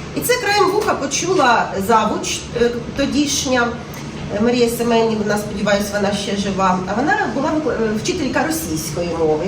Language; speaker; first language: Ukrainian; non-native, local second language; Russian